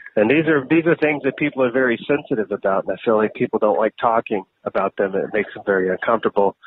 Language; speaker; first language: English; native; English